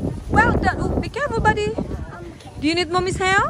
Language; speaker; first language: English; non-native, fluent; Indonesian